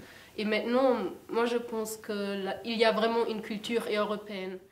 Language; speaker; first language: French; non-native, fluent; German